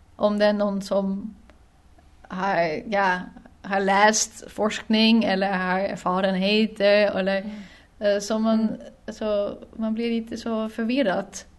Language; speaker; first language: Swedish; non-native, fluent; Dutch